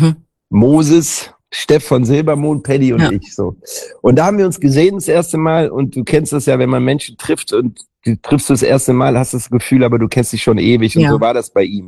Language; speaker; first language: German; native; German